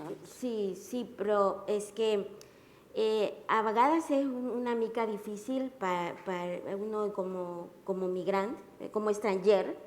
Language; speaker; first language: Catalan; non-native, learner; Spanish